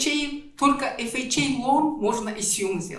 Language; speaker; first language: Russian; non-native, local second language; Kyrgyz